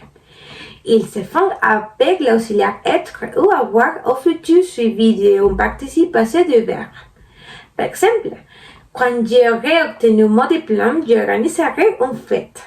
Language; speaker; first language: French; non-native, learner; Spanish